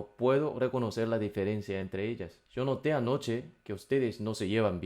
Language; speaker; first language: Spanish; non-native, fluent; Korean